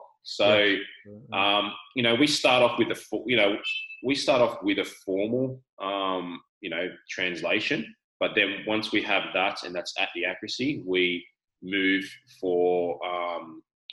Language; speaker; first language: English; native; English